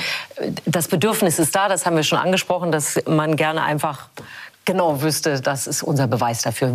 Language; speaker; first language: German; native; German